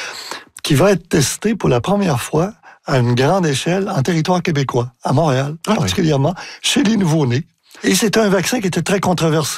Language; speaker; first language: French; native; French